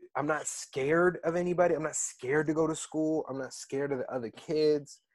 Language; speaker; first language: English; early bilingual, other home language; Arabic